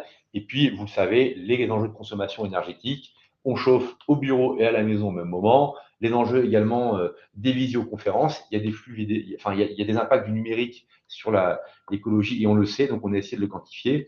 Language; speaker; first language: French; native; French